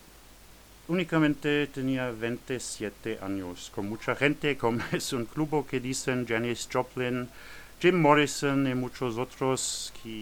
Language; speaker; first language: Spanish; non-native, learner; French